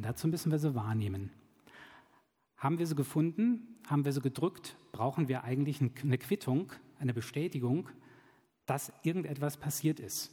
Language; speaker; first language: German; native; German